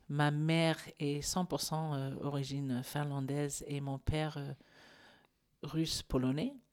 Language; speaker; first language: French; non-native, fluent; English